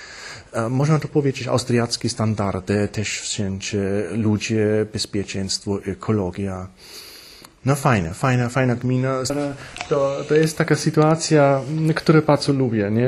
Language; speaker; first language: Polish; non-native, fluent; German